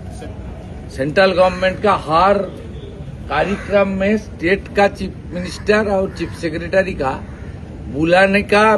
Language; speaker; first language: Hindi; non-native, local second language; Bangla